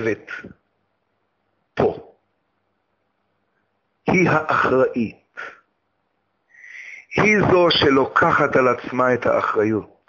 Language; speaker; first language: Hebrew; native; Hebrew